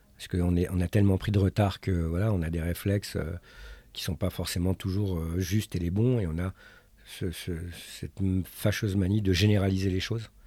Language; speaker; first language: French; early bilingual, other home language; Arabic